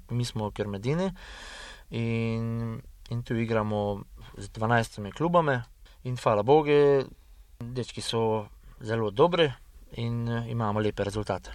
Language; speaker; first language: Slovenian; early bilingual, heritage; Hungarian